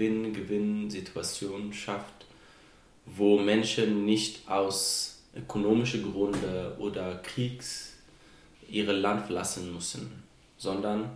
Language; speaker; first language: German; non-native, fluent; Persian